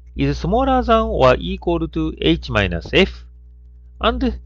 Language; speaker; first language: English; non-native, fluent; Japanese